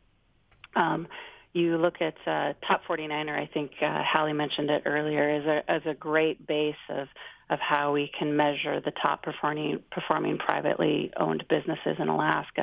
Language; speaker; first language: English; native; English